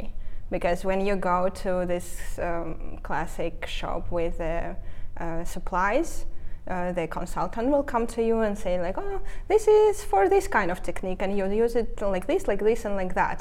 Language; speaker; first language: English; non-native, fluent; Russian